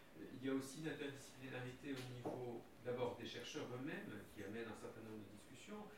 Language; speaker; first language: French; native; French